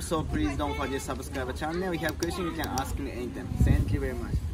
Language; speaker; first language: English; non-native, learner; Japanese